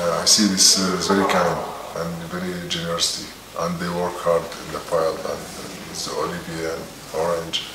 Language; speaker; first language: English; non-native, learner; Arabic